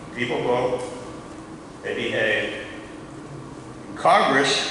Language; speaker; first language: English; native; English